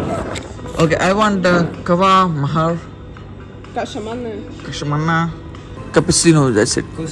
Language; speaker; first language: English; non-native, local second language; Telugu